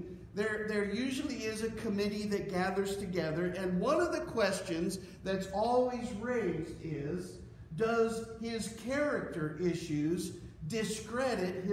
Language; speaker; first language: English; native; English